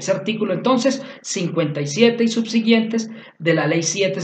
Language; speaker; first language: Spanish; native; Spanish